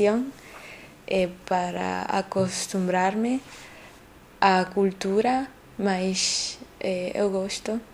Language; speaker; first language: Portuguese; non-native, learner; Spanish